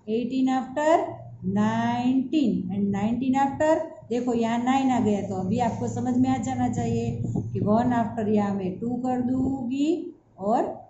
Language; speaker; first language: Hindi; non-native, local second language; Gujarati